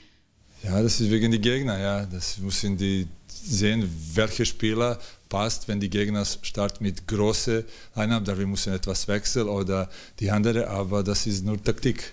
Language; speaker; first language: German; non-native, learner; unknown